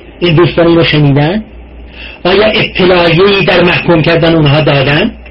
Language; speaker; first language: Persian; non-native, local second language; Azerbaijani